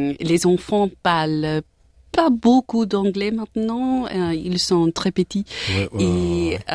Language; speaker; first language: French; non-native, learner; English